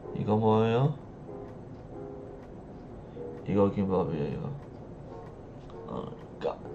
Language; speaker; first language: Korean; non-native, learner; English